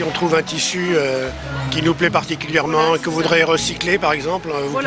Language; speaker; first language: French; native; French